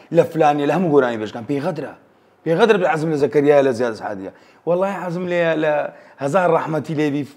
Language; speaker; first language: Central Kurdish; native; Central Kurdish